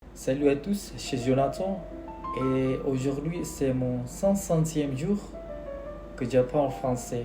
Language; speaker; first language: French; non-native, learner; Indonesian